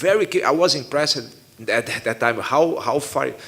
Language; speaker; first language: English; non-native, fluent; Portuguese